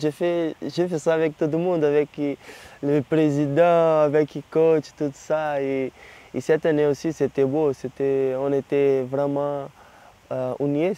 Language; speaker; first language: French; non-native, learner; Portuguese